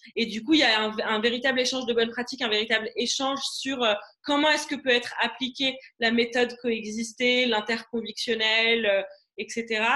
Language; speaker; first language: French; non-native, local second language; Arabic